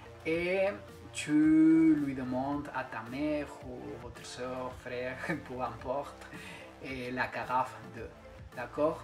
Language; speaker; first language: French; non-native, fluent; Spanish